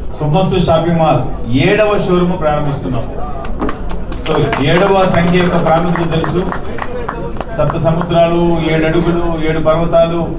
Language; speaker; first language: Telugu; native; Telugu